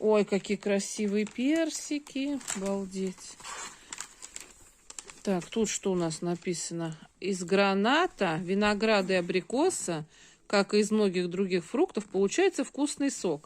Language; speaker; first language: Russian; native; Russian